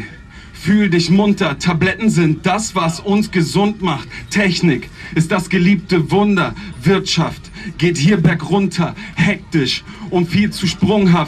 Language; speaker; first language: German; native; German